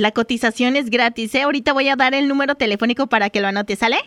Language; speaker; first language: Spanish; native; Spanish